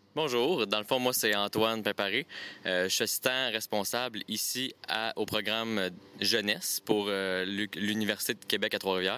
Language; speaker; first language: French; native; French